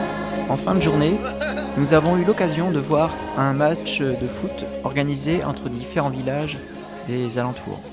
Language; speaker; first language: French; native; French